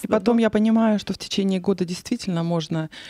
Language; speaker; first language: Russian; native; Russian